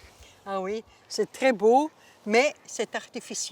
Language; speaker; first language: French; non-native, local second language; Dutch